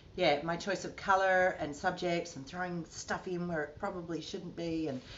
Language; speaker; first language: English; native; English